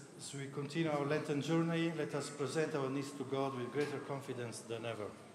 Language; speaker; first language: English; non-native, fluent; Italian